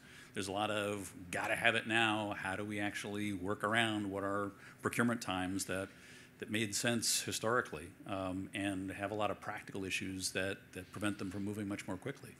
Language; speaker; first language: English; native; English